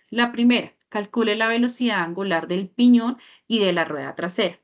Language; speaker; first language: Spanish; native; Spanish